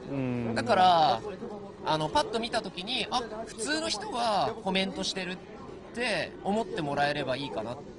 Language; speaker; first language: Japanese; native; Japanese